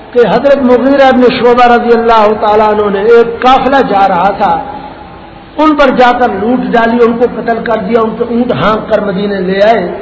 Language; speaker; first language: Urdu; non-native, local second language; Pashto